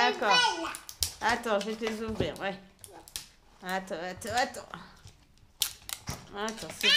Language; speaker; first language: French; native; French